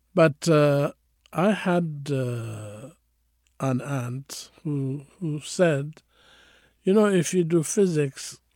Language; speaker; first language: English; non-native, fluent; Tigrinya